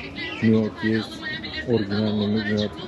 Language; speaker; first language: Russian; non-native, learner; Turkish